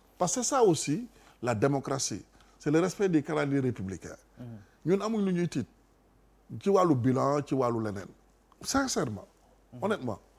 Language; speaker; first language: Wolof; non-native, local second language; Serer